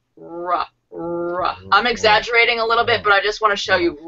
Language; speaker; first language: English; native; English